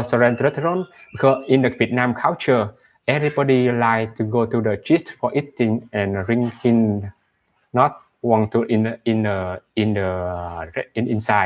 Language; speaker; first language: English; non-native, learner; Vietnamese